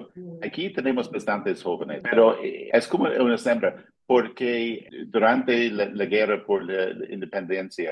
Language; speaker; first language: Spanish; non-native, fluent; English